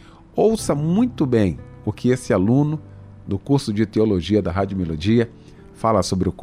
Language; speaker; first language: Portuguese; native; Portuguese